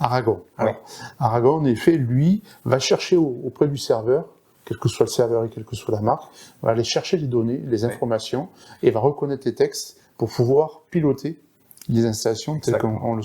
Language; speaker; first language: French; native; French